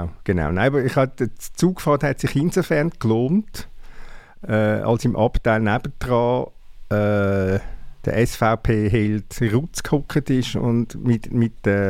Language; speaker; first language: German; native; German